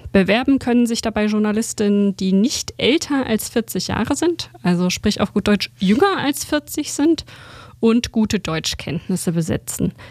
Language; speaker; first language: German; native; German